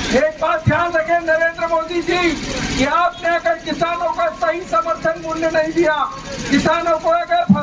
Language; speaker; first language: Hindi; native; Hindi